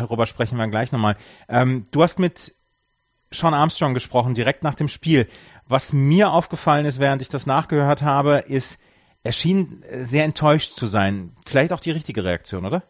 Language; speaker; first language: German; native; German